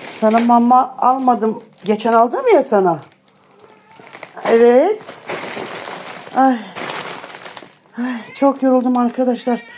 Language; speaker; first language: Turkish; native; Turkish